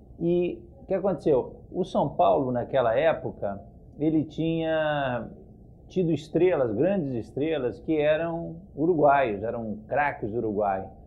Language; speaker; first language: Portuguese; early bilingual, other home language; Spanish